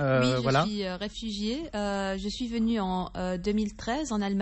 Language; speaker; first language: French; non-native, fluent; Arabic